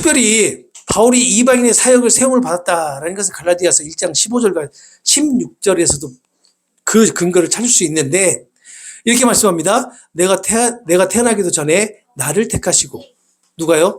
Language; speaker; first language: Korean; native; Korean